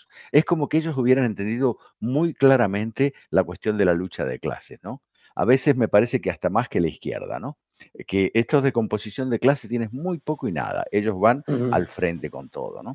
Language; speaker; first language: Spanish; native; Spanish